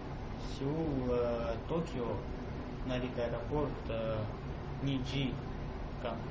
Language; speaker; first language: Japanese; non-native, learner; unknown